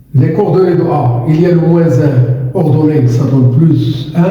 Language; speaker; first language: French; non-native, local second language; Arabic